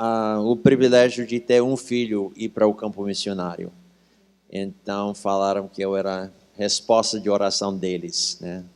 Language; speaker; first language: Portuguese; early bilingual, other home language; English